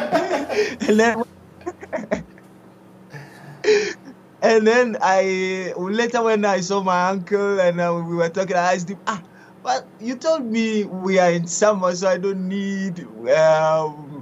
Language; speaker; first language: English; non-native, local second language; Akan